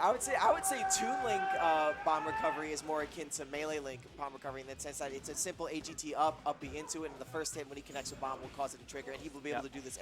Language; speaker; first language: English; native; English